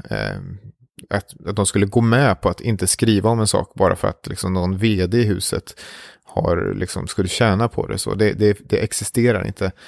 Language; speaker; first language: Swedish; native; Swedish